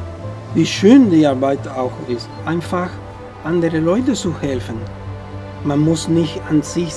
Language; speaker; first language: German; non-native, fluent; Spanish